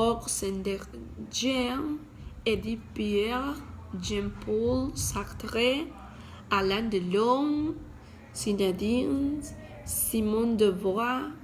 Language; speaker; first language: French; non-native, learner; Spanish